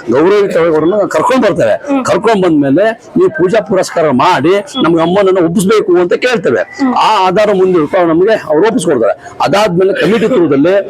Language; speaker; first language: Kannada; native; Kannada